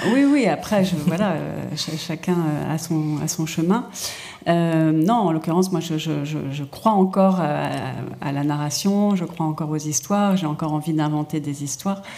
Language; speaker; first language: French; native; French